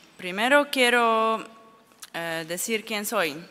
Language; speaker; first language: Spanish; non-native, learner; Arabic